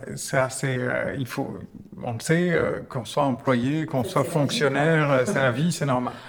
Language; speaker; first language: French; native; French